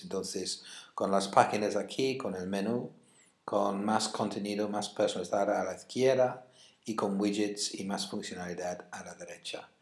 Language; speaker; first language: Spanish; non-native, fluent; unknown